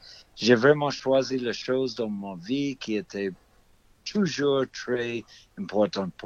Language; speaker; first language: French; non-native, fluent; English